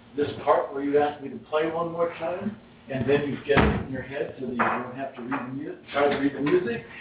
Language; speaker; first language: English; native; English